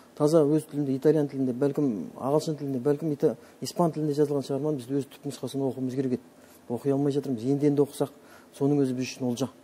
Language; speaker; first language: Kazakh; native; Kazakh